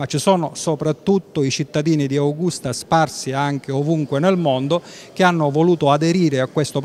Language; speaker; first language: Italian; native; Italian